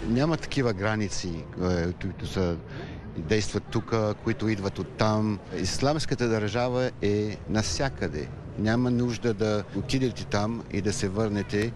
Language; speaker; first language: Bulgarian; non-native, fluent; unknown